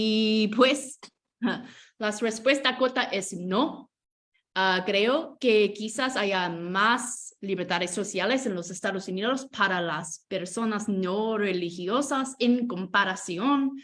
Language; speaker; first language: Spanish; non-native, fluent; English